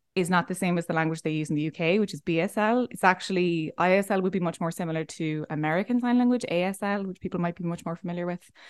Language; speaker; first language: English; native; English